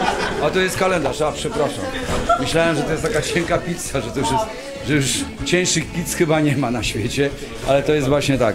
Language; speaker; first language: Polish; native; Polish